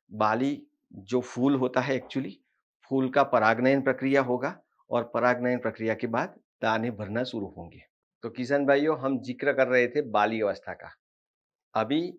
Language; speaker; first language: Hindi; non-native, local second language; Marathi